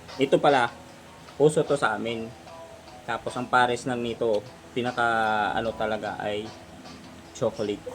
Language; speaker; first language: Filipino; non-native, local second language; Cebuano